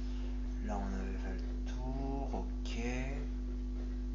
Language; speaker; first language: French; native; French